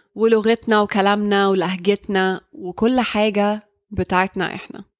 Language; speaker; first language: Arabic; early bilingual, heritage; Arabic